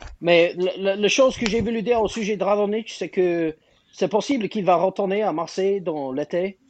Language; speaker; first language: French; non-native, fluent; English